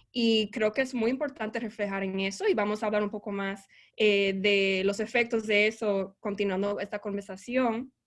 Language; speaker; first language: Spanish; early bilingual, heritage; Spanish